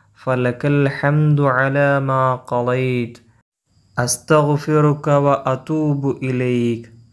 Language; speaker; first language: Arabic; non-native, fluent; Malayalam